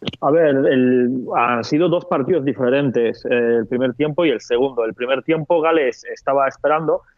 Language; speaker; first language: Spanish; non-native, fluent; Turkish